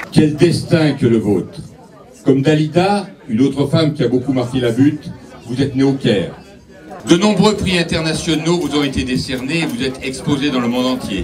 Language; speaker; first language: French; native; French